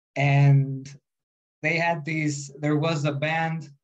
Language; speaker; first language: English; non-native, fluent; Spanish